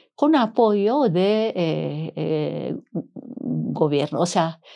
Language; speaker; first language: Spanish; non-native, fluent; Japanese